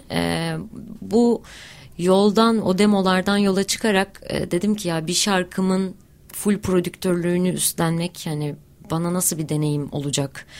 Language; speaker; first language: Turkish; native; Turkish